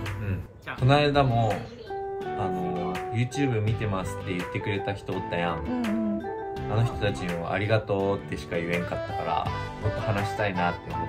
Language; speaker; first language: Japanese; native; Japanese